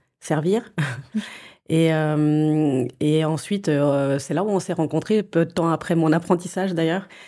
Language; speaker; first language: French; early bilingual, other home language; Portuguese